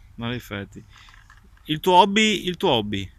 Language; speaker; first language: Italian; native; Italian